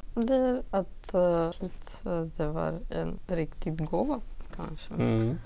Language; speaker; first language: Swedish; non-native, fluent; Russian